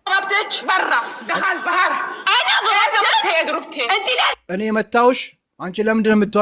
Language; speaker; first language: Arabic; non-native, learner; Amharic